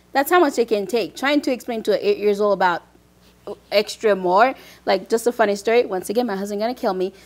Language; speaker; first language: English; early bilingual, other home language; Haitian Creole